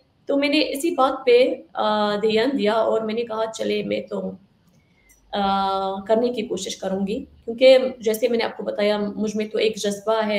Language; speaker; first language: Hindi; non-native, fluent; Arabic